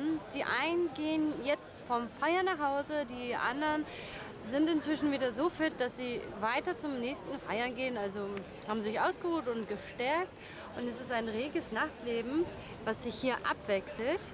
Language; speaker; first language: German; native; German